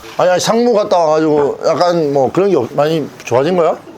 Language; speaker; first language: Korean; native; Korean